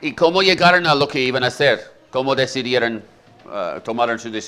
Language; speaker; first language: Spanish; native; Spanish